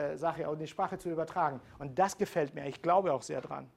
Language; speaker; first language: German; non-native, fluent; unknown